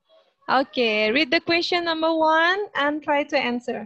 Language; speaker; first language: English; non-native, learner; Indonesian